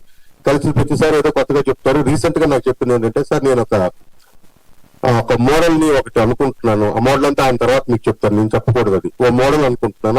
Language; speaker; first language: Telugu; native; Telugu